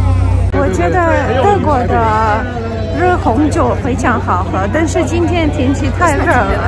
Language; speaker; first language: Chinese; non-native, fluent; Russian